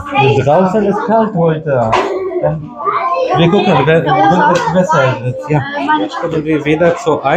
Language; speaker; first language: German; non-native, fluent; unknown